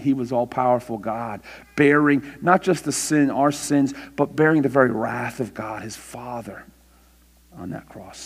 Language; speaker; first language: English; native; English